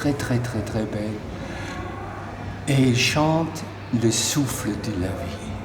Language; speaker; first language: French; non-native, learner; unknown